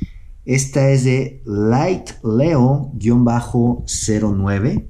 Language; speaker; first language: Spanish; native; Spanish